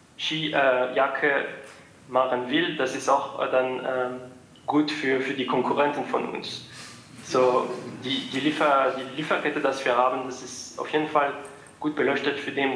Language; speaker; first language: German; non-native, fluent; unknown